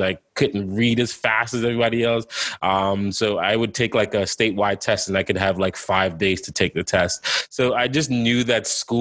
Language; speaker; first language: English; native; English